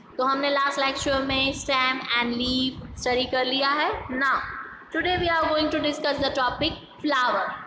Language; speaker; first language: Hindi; non-native, local second language; Gujarati